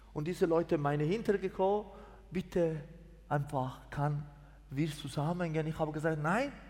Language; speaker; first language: German; non-native, learner; Persian